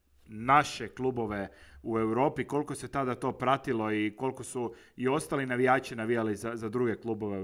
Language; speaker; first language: Croatian; native; Croatian